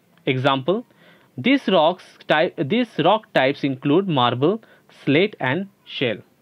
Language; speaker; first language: English; non-native, local second language; Bangla